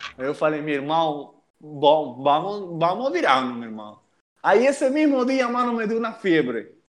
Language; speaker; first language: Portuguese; non-native, fluent; Spanish